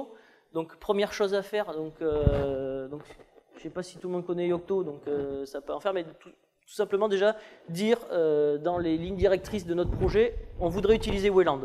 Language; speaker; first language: French; native; French